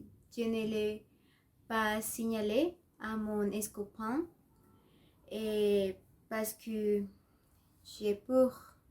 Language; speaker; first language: French; non-native, learner; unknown